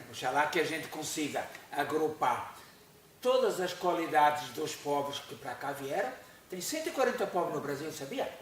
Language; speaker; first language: Portuguese; native; Portuguese